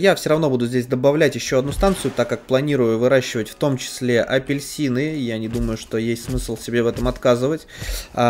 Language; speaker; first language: Russian; native; Russian